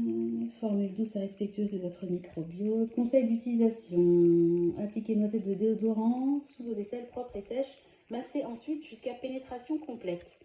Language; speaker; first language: French; native; French